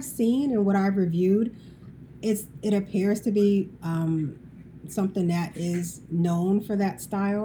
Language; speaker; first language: English; native; English